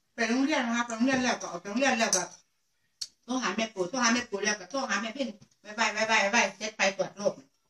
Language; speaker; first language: Thai; native; Thai